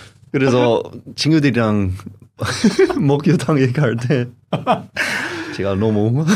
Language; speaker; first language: Korean; non-native, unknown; English